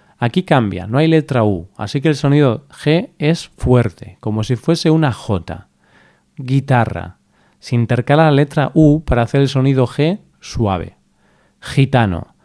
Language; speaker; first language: Spanish; native; Spanish